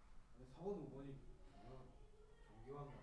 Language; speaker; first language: Korean; native; Korean